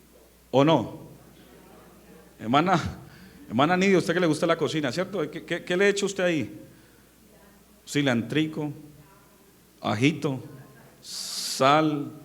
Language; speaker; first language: Spanish; native; Spanish